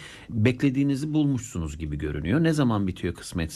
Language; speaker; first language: Turkish; native; Turkish